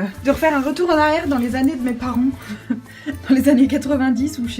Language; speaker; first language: French; native; French